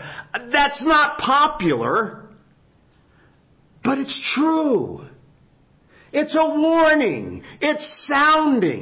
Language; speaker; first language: English; native; English